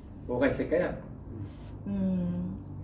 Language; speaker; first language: Korean; native; Korean